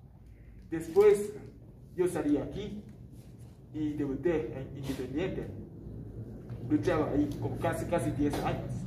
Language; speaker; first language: Spanish; non-native, learner; Japanese